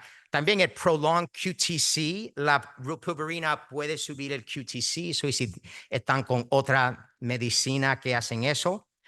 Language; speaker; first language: Spanish; early bilingual, heritage; Spanish